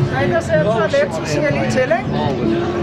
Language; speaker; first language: Danish; native; Danish